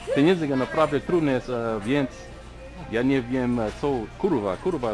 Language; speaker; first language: Polish; non-native, learner; English